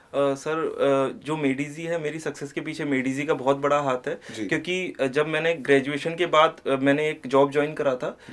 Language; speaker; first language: Hindi; native; Hindi